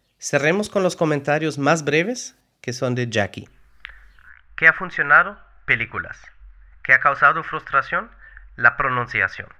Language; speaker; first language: Spanish; non-native, fluent; German